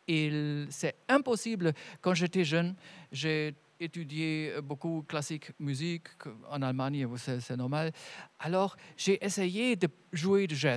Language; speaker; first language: French; non-native, fluent; German